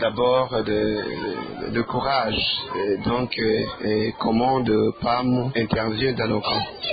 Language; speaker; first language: French; non-native, local second language; Rundi